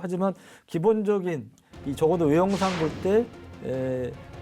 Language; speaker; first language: Korean; native; Korean